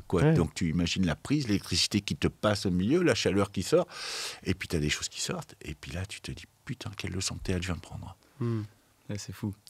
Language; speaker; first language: French; native; French